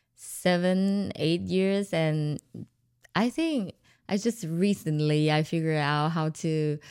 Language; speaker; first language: English; non-native, fluent; Vietnamese